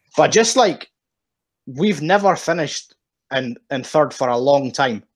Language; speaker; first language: English; native; English